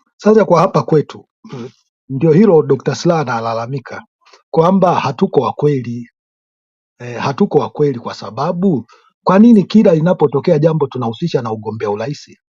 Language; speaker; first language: Swahili; native; Swahili